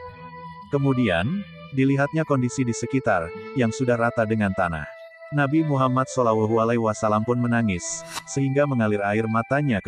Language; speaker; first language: Indonesian; native; Indonesian